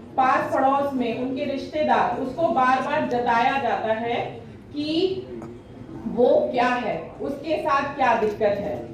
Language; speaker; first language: Hindi; native; Hindi